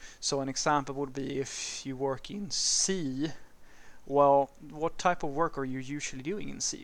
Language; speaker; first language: English; non-native, fluent; Swedish